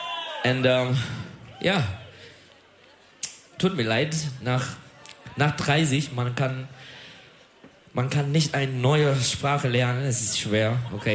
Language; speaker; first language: German; non-native, learner; Turkish